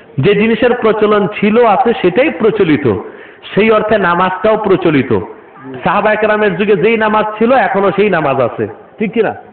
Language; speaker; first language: Bangla; non-native, local second language; Urdu